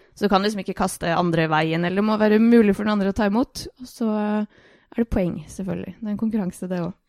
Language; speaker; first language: Norwegian; early bilingual, other home language; Bosnian